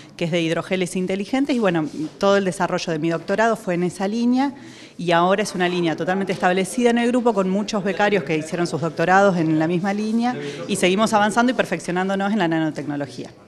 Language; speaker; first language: Spanish; native; Spanish